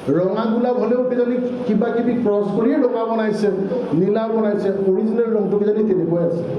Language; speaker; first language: Assamese; non-native, local second language; Karbi